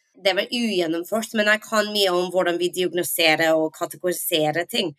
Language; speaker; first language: Norwegian; non-native, fluent; English